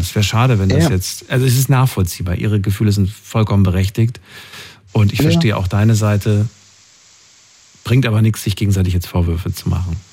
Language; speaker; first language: German; native; German